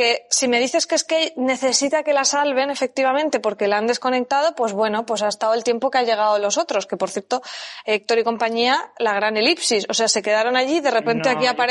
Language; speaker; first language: Spanish; native; Spanish